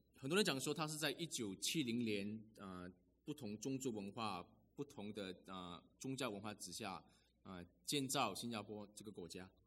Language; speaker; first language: Chinese; native; Chinese